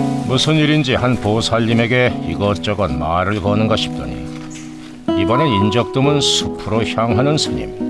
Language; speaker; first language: Korean; native; Korean